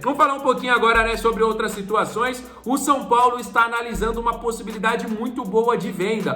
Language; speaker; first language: Portuguese; native; Portuguese